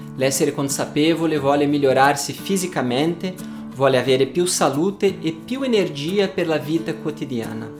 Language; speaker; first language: Italian; non-native, fluent; Portuguese